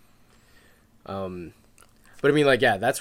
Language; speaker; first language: English; native; English